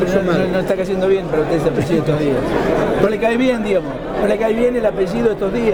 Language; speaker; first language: Spanish; native; Spanish